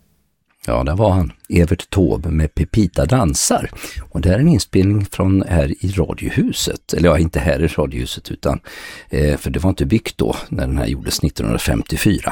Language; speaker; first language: Swedish; native; Swedish